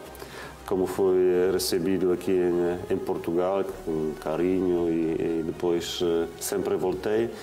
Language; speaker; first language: Portuguese; non-native, fluent; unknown